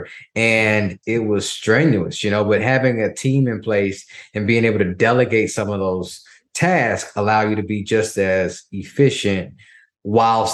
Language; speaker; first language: English; native; English